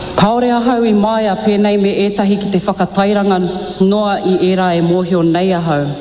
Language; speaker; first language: Māori; native; Māori